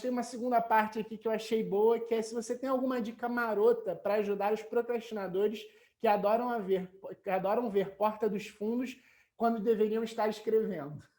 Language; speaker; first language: Portuguese; native; Portuguese